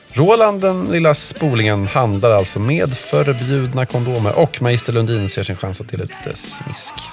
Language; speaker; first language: Swedish; native; Swedish